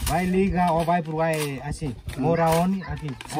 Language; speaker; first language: Portuguese; non-native, learner; Vietnamese